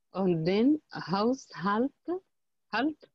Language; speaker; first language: German; non-native, learner; Arabic